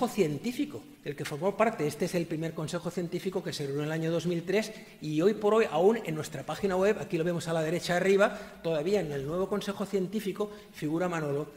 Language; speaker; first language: Spanish; native; Spanish